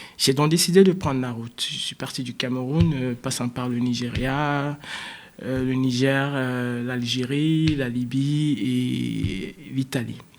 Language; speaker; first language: French; native; French